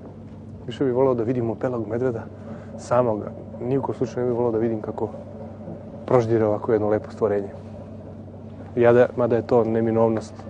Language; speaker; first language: Serbian; native; Serbian